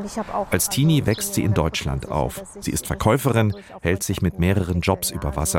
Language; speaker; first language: German; native; German